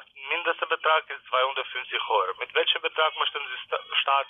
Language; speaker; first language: German; non-native, learner; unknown